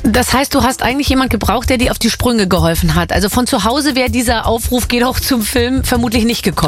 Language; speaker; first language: German; native; German